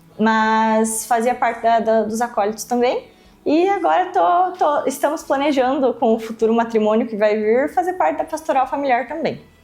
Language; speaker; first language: Portuguese; native; Portuguese